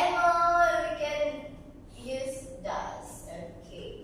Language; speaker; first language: English; non-native, learner; Indonesian